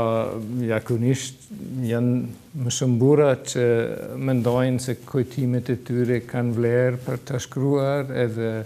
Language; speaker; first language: Albanian; non-native, learner; German